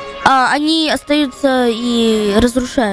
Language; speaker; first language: Russian; early bilingual, heritage; Russian